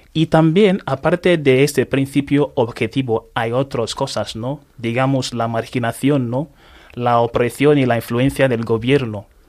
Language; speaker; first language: Spanish; non-native, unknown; Igbo